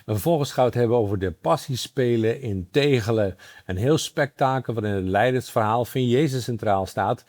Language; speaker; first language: Dutch; native; Dutch